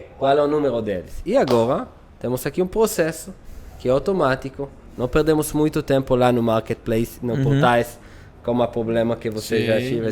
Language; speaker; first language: Portuguese; non-native, learner; Hebrew